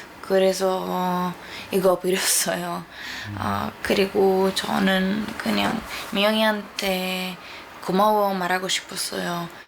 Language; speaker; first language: Korean; non-native, learner; Norwegian